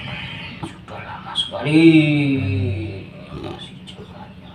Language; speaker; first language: Indonesian; non-native, local second language; Javanese